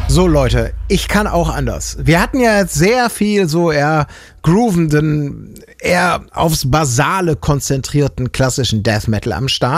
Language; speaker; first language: German; native; German